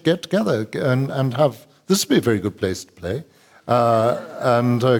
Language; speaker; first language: English; native; English